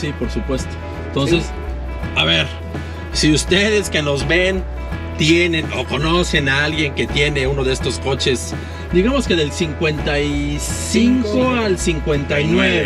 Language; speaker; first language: Spanish; native; Spanish